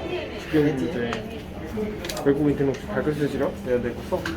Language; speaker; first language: Korean; native; Korean